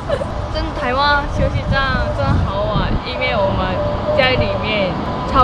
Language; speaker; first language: Chinese; non-native, learner; Korean